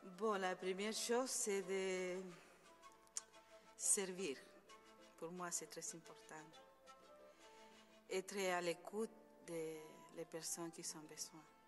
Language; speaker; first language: French; non-native, fluent; Spanish